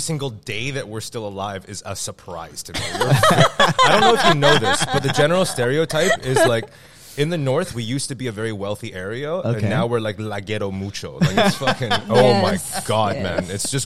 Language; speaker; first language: English; non-native, fluent; Chinese